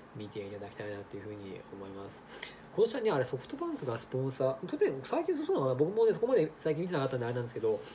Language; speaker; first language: Japanese; native; Japanese